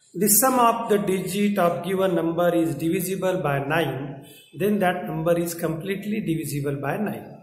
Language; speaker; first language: English; non-native, local second language; Marathi